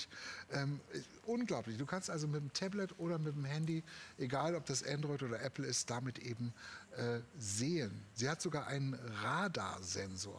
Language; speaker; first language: German; native; German